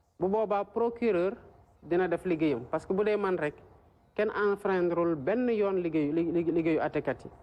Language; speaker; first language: Wolof; native; Wolof